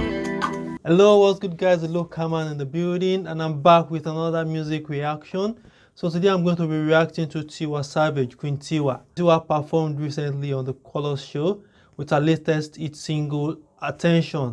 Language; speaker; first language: English; non-native, local second language; Yoruba